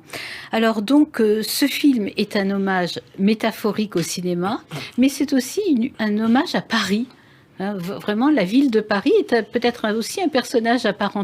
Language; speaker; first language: French; native; French